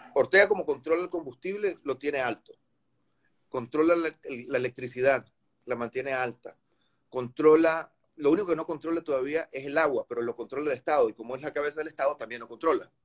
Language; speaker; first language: Spanish; native; Spanish